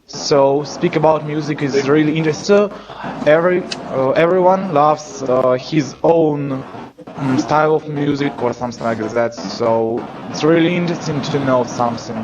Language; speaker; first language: English; non-native, learner; Russian